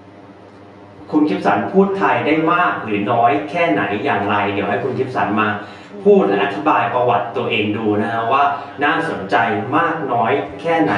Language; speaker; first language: Thai; native; Thai